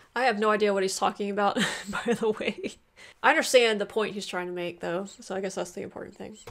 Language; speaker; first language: English; native; English